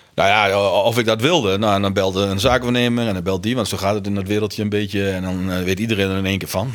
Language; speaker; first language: Dutch; native; Dutch